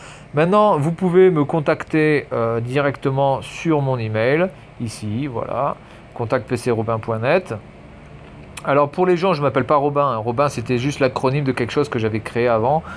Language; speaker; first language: French; native; French